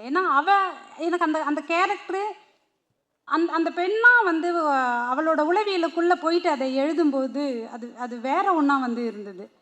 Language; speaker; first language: Tamil; native; Tamil